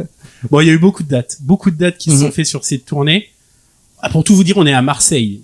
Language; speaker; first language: French; native; French